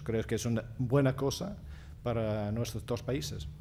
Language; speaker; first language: Spanish; non-native, fluent; English